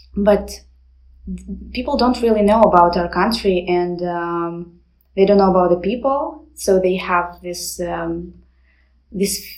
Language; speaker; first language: English; non-native, fluent; Romanian